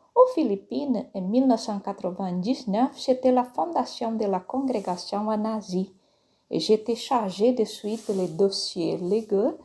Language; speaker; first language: French; non-native, fluent; Portuguese